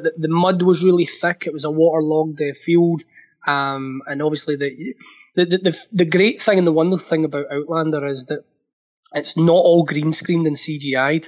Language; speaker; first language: English; native; English